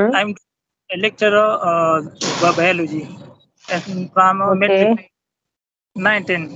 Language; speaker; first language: English; non-native, local second language; Pashto